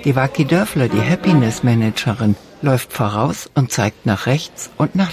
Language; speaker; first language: German; native; German